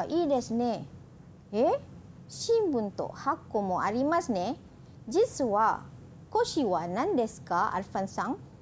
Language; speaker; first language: Japanese; non-native, fluent; Malay